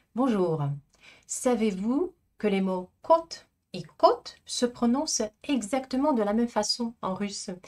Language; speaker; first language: French; non-native, fluent; Russian